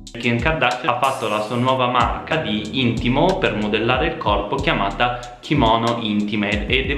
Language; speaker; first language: Italian; native; Italian